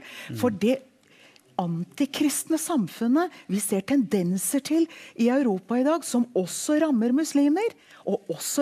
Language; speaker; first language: Norwegian; early bilingual, heritage; Norwegian